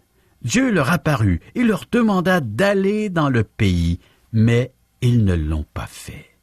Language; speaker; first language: French; native; French